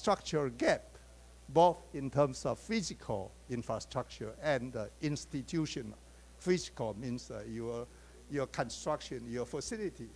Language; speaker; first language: English; non-native, fluent; Chinese